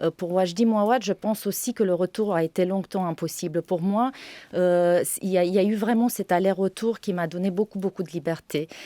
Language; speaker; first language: French; non-native, fluent; Romanian